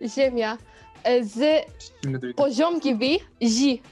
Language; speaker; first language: Turkish; non-native, fluent; Polish